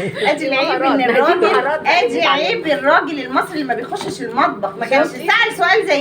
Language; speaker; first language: Arabic; native; Arabic